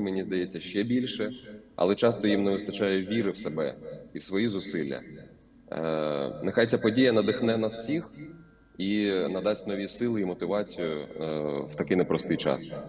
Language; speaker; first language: Ukrainian; native; Ukrainian